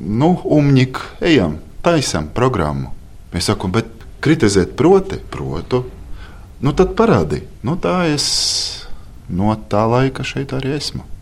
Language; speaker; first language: Latvian; non-native, local second language; Russian